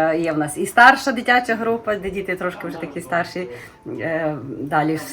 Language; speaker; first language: Ukrainian; native; Ukrainian